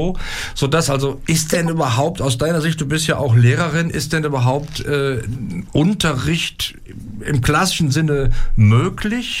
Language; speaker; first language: German; native; German